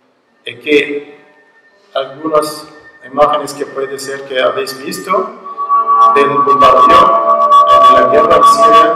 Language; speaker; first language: Spanish; non-native, learner; Arabic